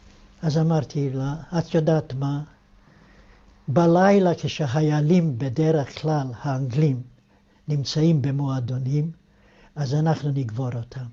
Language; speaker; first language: Hebrew; non-native, fluent; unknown